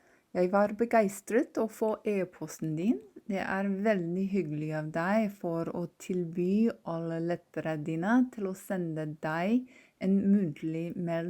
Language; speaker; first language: Norwegian; non-native, learner; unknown